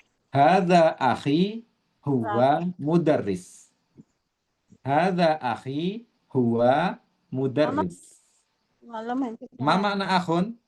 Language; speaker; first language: Arabic; non-native, fluent; Indonesian